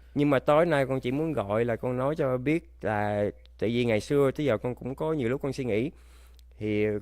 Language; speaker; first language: Vietnamese; early bilingual, heritage; Vietnamese